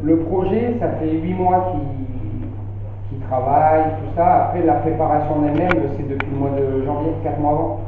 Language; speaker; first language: French; native; French